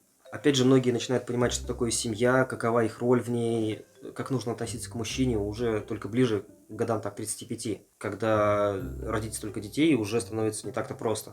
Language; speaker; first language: Russian; native; Russian